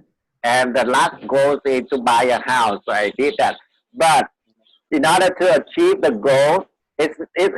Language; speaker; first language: English; non-native, fluent; Vietnamese